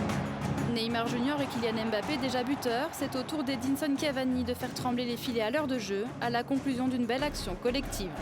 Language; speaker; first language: French; native; French